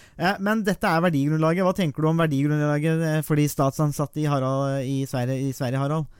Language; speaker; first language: Norwegian; native; Norwegian